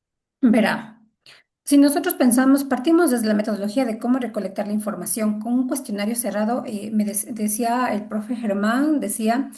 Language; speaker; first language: Spanish; native; Spanish